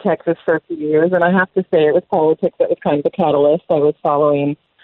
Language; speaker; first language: English; native; English